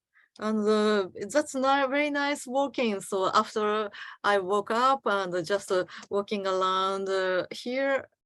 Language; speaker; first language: English; non-native, learner; Japanese